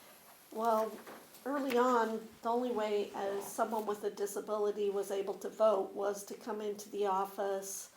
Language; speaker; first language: English; native; English